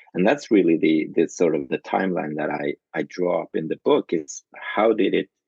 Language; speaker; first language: English; non-native, fluent; Norwegian